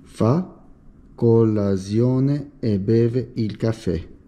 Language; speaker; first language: Italian; non-native, learner; English